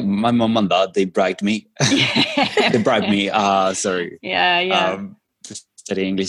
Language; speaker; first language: English; non-native, fluent; Spanish